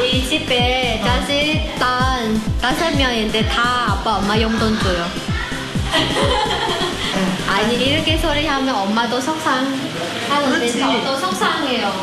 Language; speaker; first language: Korean; non-native, learner; Vietnamese